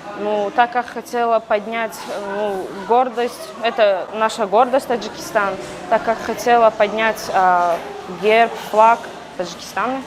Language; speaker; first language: Russian; non-native, local second language; Tajik